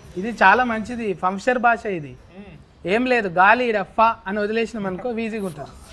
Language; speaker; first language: Telugu; native; Telugu